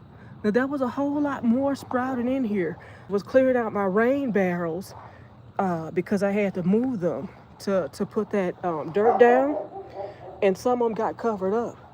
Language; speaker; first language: English; native; English